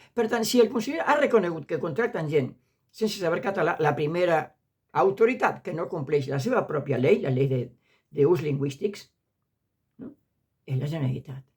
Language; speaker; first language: Catalan; non-native, fluent; Spanish